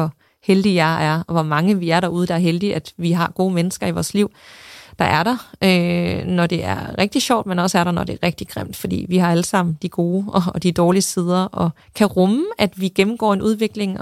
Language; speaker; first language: Danish; native; Danish